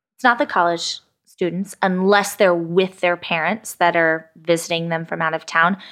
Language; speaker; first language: English; native; English